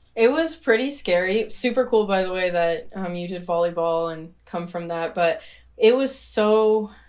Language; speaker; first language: English; early bilingual, other home language; Ukrainian